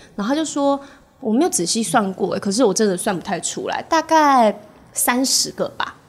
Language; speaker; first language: Chinese; native; Chinese